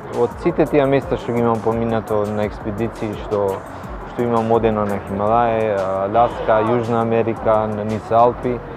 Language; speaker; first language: Macedonian; non-native, local second language; Albanian